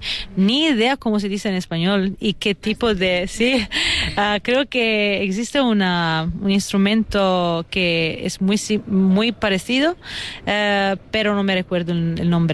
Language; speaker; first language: Spanish; non-native, fluent; Italian